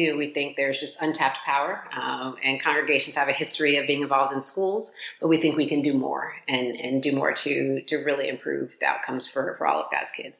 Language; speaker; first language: English; native; English